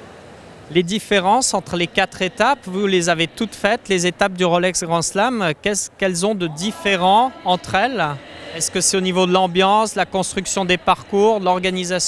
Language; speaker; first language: French; native; French